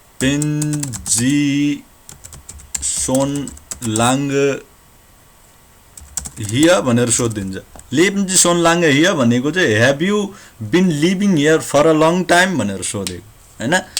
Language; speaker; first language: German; non-native, learner; Nepali